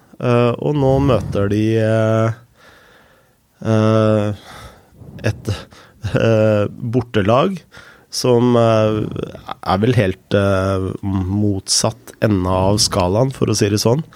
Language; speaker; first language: Norwegian; native; Norwegian